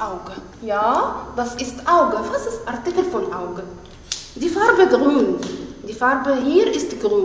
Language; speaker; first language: German; non-native, fluent; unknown